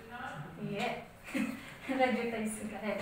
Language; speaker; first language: Japanese; non-native, learner; Filipino